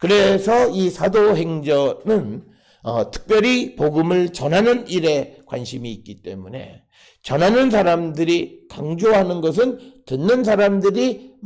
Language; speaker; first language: Korean; native; Korean